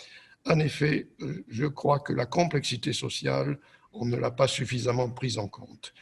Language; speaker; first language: French; native; French